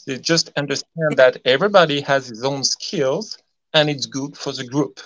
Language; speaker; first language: English; non-native, fluent; French